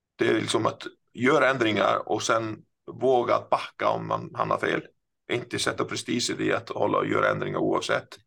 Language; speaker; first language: Swedish; non-native, fluent; Icelandic